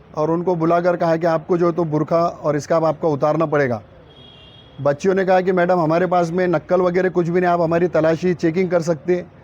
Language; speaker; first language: Hindi; non-native, local second language; Urdu